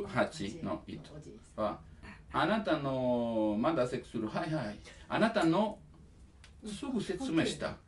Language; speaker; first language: Japanese; non-native, learner; Italian